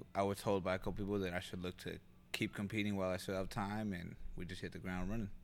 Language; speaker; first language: English; native; English